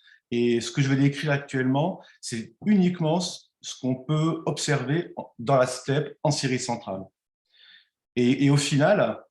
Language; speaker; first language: French; native; French